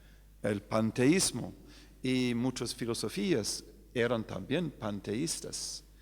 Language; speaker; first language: Spanish; non-native, fluent; English